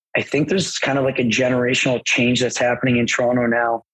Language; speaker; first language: English; native; English